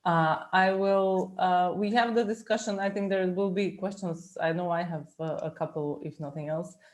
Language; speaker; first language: English; non-native, fluent; Macedonian